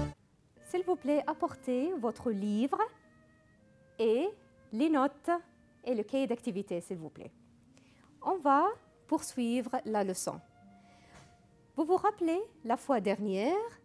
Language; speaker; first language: French; non-native, fluent; Arabic